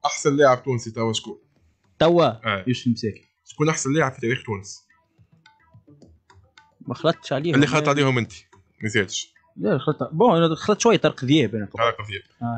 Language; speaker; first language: Arabic; native; Arabic